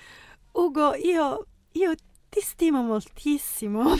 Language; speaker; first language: Italian; native; Italian